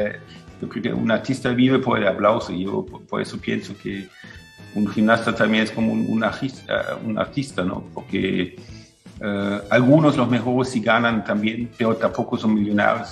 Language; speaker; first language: Spanish; non-native, fluent; German